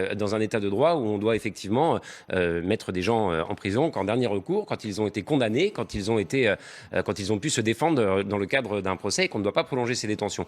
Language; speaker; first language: French; native; French